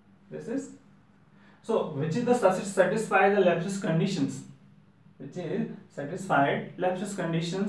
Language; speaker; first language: English; non-native, local second language; Hindi